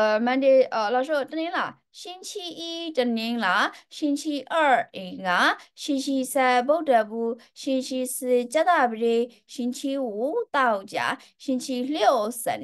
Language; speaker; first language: Chinese; native; Chinese